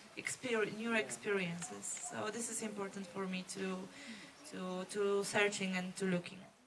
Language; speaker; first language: English; non-native, learner; Polish